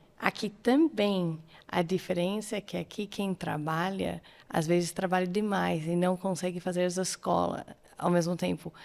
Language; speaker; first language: Portuguese; non-native, fluent; English